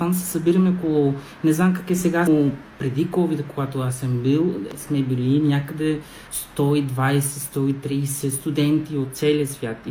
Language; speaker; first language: Bulgarian; non-native, fluent; Spanish